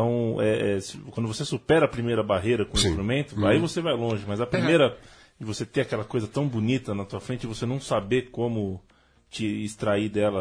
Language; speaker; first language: Portuguese; native; Portuguese